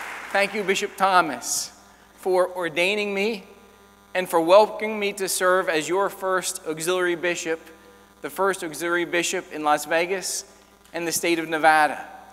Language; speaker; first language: English; native; English